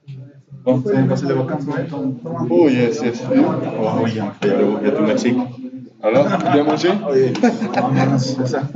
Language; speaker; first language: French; non-native, fluent; Spanish